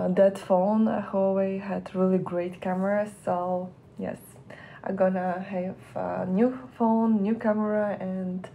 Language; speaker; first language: English; non-native, learner; Ukrainian